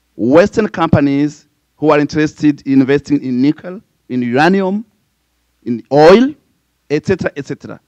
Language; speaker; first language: English; non-native, fluent; Rundi